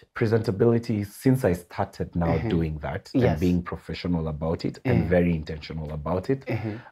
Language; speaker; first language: English; non-native, local second language; Swahili